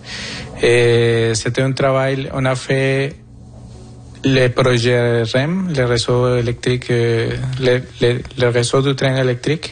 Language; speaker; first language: French; non-native, fluent; Spanish